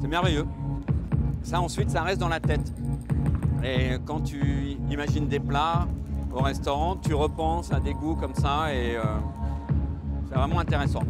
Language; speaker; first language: French; native; French